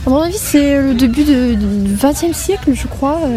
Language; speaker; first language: French; non-native, fluent; Russian